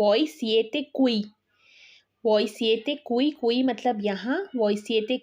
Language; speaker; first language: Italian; non-native, learner; Urdu